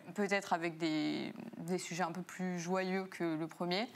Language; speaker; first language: French; native; French